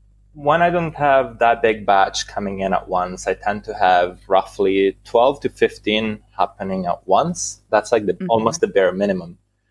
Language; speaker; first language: English; non-native, fluent; Italian